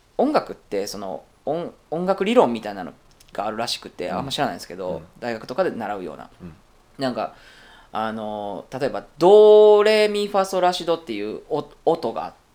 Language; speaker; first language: Japanese; native; Japanese